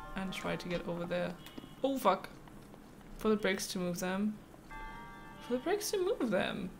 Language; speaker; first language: English; non-native, fluent; German